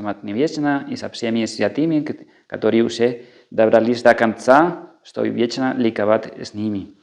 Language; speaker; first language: Russian; non-native, fluent; Spanish